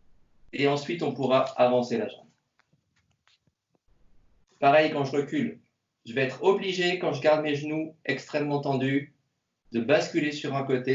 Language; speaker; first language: French; native; French